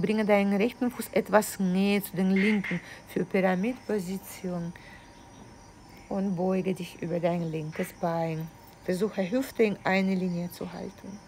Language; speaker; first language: German; non-native, fluent; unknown